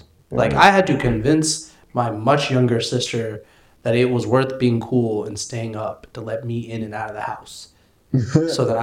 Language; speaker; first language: English; native; English